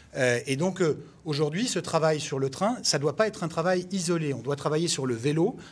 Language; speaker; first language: French; native; French